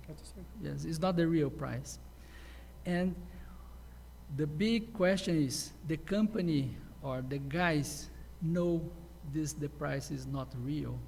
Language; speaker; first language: English; non-native, learner; Portuguese